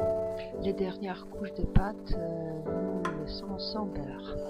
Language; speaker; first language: French; non-native, fluent; Polish